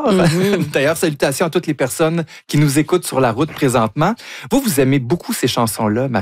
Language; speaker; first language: French; native; French